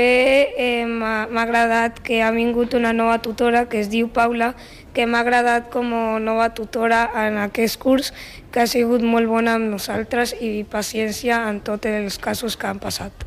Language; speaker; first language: Catalan; non-native, local second language; Spanish